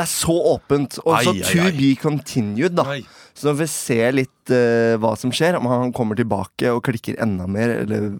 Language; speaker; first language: Norwegian; native; Norwegian